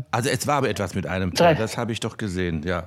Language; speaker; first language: German; native; German